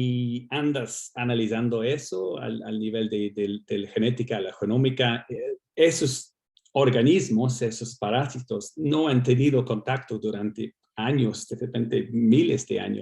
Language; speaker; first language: Spanish; non-native, fluent; English